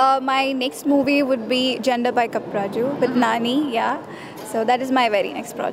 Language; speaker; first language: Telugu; non-native, learner; Malayalam